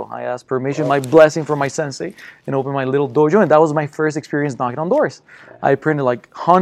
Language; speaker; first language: English; non-native, fluent; Spanish